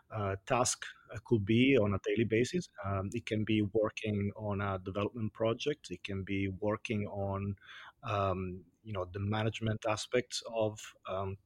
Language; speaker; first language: English; non-native, fluent; Italian